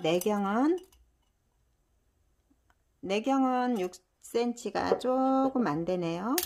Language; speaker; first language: Korean; native; Korean